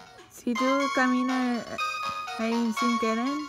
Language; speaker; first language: Spanish; non-native, learner; English